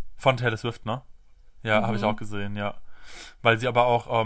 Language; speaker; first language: German; native; German